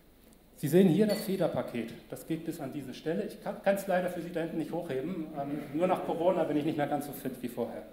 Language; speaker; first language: German; native; German